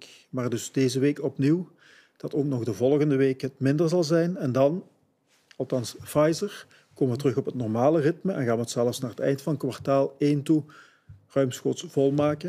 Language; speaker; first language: Dutch; native; Dutch